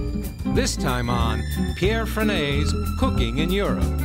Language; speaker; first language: English; native; English